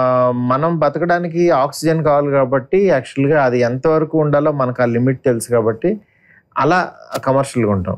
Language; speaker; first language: Telugu; native; Telugu